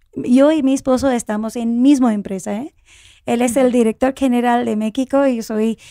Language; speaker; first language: Spanish; non-native, fluent; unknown